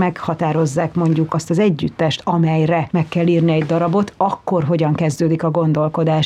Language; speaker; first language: Hungarian; native; Hungarian